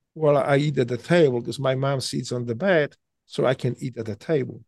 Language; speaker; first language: English; non-native, fluent; Polish